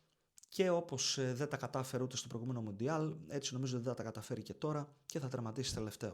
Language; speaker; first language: Greek; native; Greek